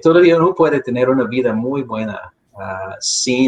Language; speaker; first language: Spanish; non-native, fluent; English